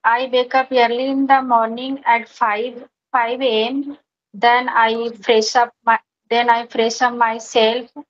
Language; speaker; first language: English; non-native, learner; Hindi